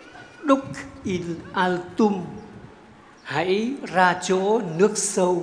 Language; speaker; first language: Vietnamese; native; Vietnamese